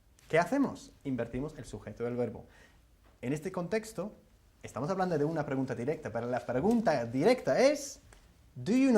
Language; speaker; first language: Spanish; non-native, fluent; English